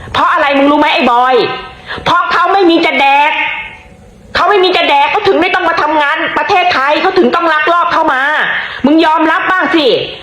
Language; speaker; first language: Thai; native; Thai